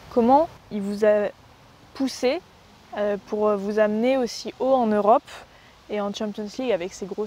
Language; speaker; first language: French; native; French